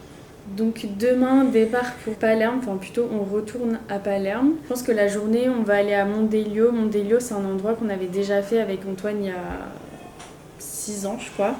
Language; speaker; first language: French; native; French